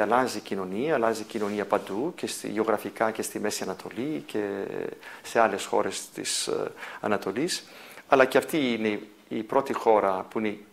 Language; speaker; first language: Greek; native; Greek